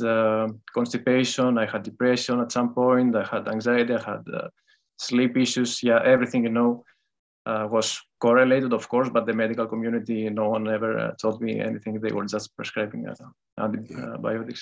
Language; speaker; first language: English; non-native, fluent; Greek